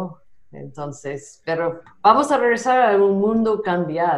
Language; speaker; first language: Spanish; non-native, fluent; English